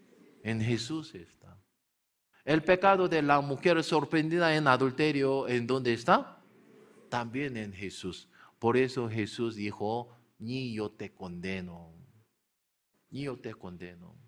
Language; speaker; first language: Spanish; non-native, learner; Korean